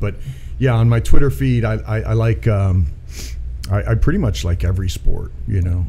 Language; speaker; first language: English; native; English